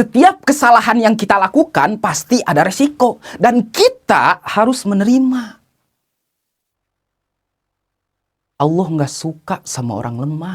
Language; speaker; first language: Indonesian; native; Indonesian